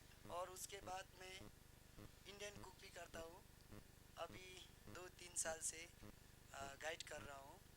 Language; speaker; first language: Hindi; non-native, fluent; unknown